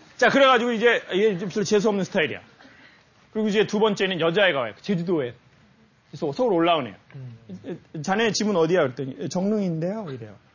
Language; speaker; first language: Korean; native; Korean